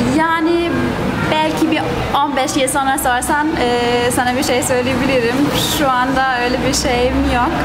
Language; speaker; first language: Turkish; non-native, fluent; German